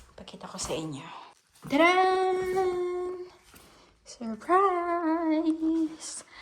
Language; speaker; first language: Filipino; native; Filipino